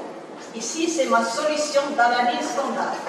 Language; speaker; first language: French; non-native, local second language; Arabic